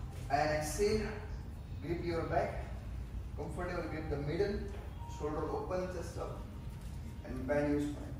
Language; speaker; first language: English; non-native, local second language; Hindi